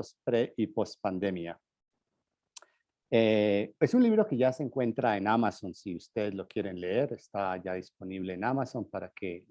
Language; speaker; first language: Spanish; native; Spanish